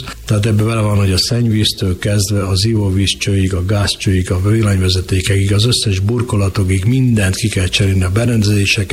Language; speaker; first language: Hungarian; native; Hungarian